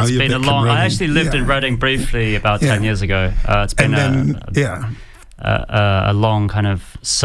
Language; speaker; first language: English; native; English